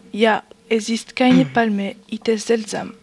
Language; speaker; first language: German; non-native, learner; French